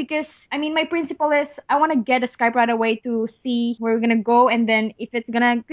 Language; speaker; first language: English; non-native, local second language; Cebuano